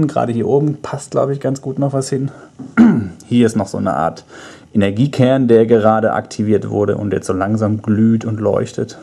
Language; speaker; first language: German; native; German